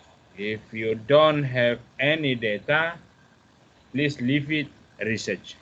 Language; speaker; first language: English; non-native, fluent; Malay